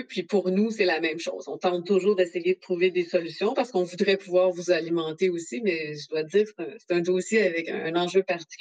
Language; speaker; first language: French; native; French